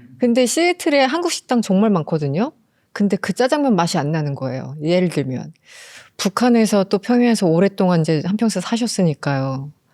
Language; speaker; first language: Korean; native; Korean